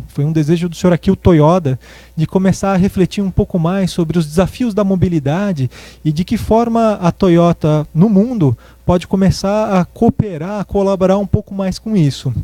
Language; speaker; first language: Portuguese; native; Portuguese